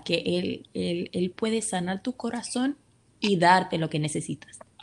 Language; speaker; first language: Spanish; early bilingual, heritage; Spanish